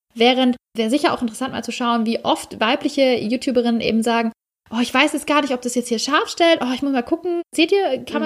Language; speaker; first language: German; native; German